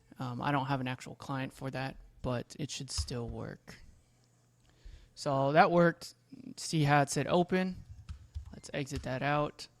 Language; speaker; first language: English; native; English